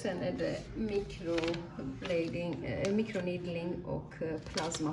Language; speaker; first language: Swedish; non-native, fluent; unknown